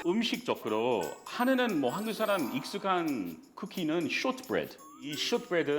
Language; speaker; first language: Korean; non-native, fluent; English